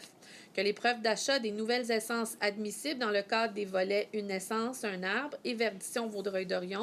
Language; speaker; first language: French; native; French